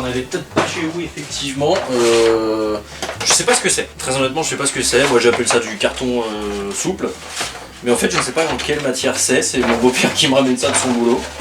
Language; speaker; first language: French; native; French